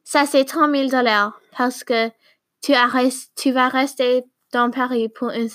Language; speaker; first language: French; non-native, learner; English